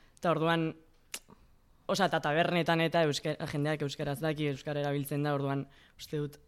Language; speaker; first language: Basque; non-native, local second language; Spanish